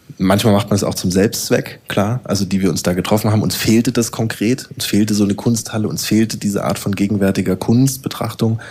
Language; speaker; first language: German; native; German